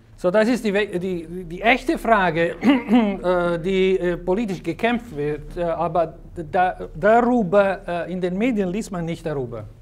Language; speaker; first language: German; non-native, fluent; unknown